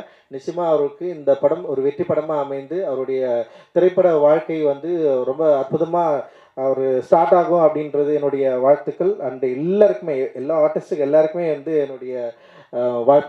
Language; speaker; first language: Tamil; native; Tamil